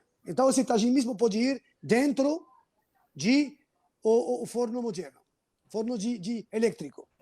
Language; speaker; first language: Portuguese; non-native, fluent; Arabic